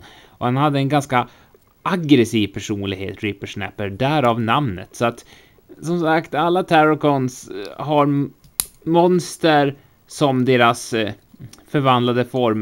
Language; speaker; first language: Swedish; native; Swedish